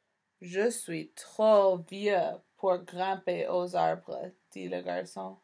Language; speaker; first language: French; non-native, fluent; English